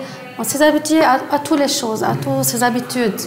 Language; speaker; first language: French; non-native, learner; Arabic